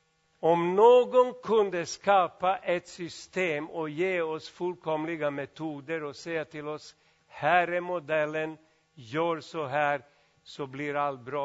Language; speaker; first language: Swedish; non-native, fluent; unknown